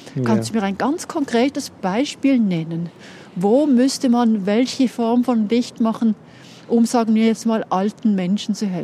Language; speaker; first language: German; native; German